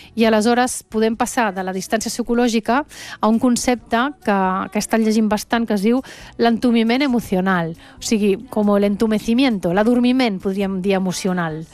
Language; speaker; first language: Catalan; early bilingual, heritage; Catalan